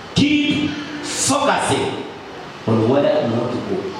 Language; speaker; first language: English; non-native, local second language; Swahili